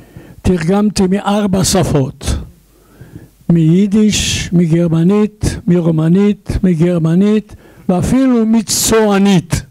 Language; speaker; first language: Hebrew; non-native, fluent; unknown